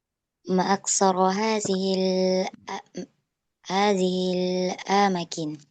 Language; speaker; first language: Arabic; non-native, learner; Indonesian